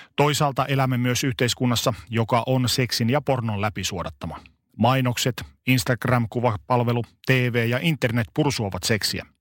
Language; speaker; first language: Finnish; native; Finnish